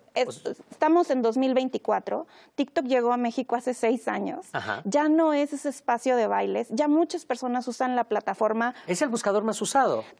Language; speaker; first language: Spanish; native; Spanish